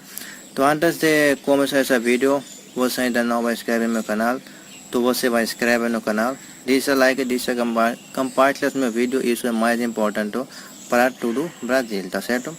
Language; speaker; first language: Portuguese; non-native, learner; Hindi